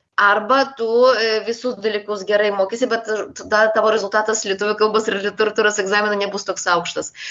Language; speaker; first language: Lithuanian; non-native, local second language; Polish